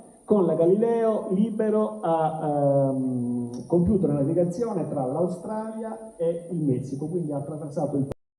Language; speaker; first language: Italian; native; Italian